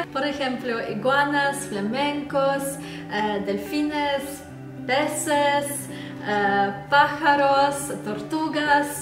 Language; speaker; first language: Spanish; non-native, fluent; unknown